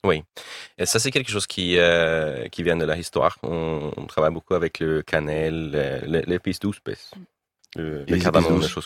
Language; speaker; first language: French; non-native, learner; Swedish